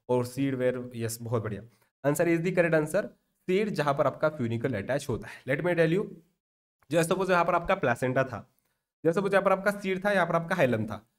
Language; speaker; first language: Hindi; non-native, local second language; Marathi